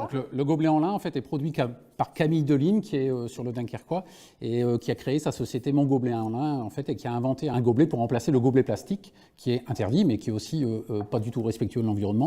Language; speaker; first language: French; native; French